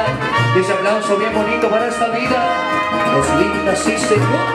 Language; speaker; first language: Spanish; native; Spanish